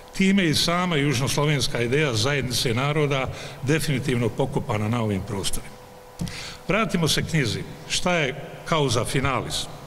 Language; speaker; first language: Bosnian; native; Bosnian